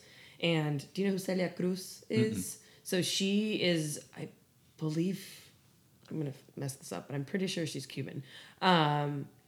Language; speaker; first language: English; non-native, fluent; Spanish